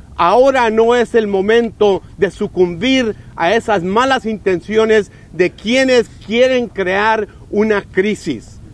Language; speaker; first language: Spanish; early bilingual, heritage; Spanish